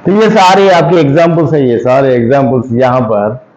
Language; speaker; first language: Hindi; non-native, local second language; Telugu